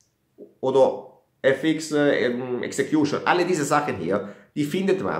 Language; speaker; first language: German; non-native, fluent; Italian